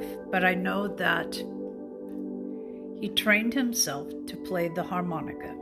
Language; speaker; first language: English; native; English